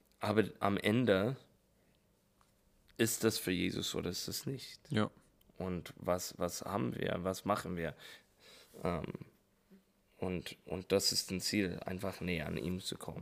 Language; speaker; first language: German; non-native, learner; English